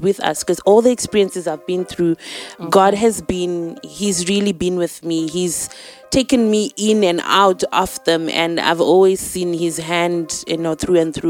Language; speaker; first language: English; non-native, local second language; Shona